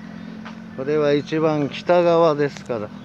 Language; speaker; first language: Japanese; native; Japanese